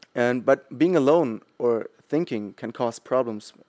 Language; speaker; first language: English; non-native, fluent; German